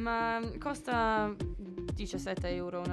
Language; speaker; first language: Italian; non-native, learner; English